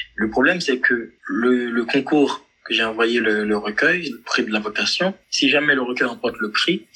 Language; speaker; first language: French; non-native, local second language; Haitian Creole